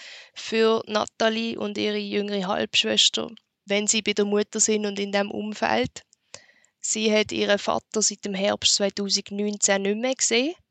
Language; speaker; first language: German; native; German